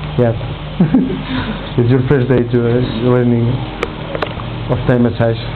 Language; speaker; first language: English; non-native, learner; Catalan